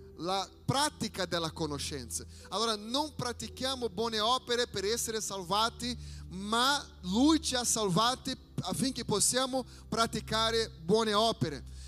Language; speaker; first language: Italian; non-native, fluent; Portuguese